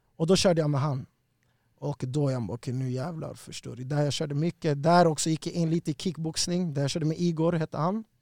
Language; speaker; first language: Swedish; early bilingual, other home language; Spanish